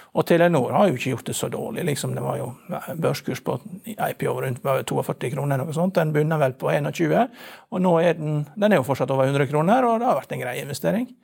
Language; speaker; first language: Norwegian; native; Norwegian